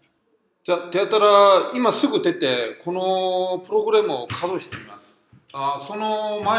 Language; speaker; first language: Japanese; non-native, fluent; Korean